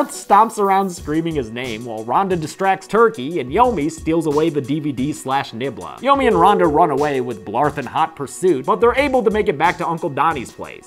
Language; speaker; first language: English; native; English